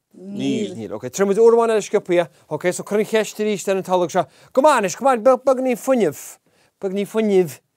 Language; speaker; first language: Irish; native; Irish